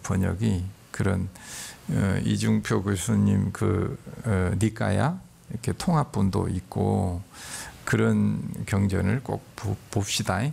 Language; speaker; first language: Korean; native; Korean